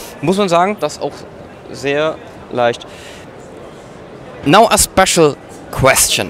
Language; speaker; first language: German; native; German